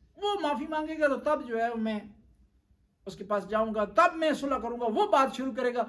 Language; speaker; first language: Urdu; non-native, local second language; Punjabi